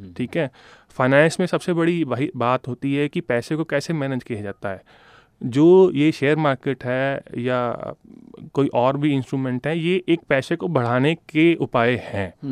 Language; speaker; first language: Hindi; non-native, local second language; Punjabi